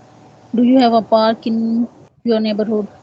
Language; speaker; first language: English; non-native, learner; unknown